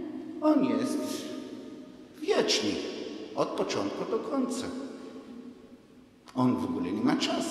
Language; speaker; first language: Polish; non-native, fluent; Hebrew